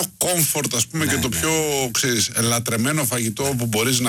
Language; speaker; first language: Greek; native; Greek